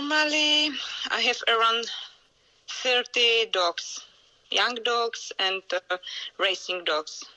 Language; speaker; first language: English; non-native, learner; Czech